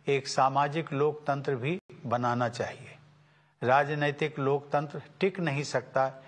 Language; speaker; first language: Hindi; native; Hindi